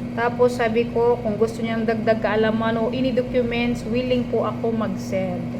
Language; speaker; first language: Filipino; non-native, local second language; Cebuano